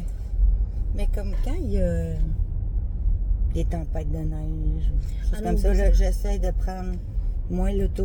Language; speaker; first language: French; native; French